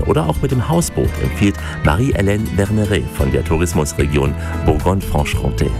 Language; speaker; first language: German; native; German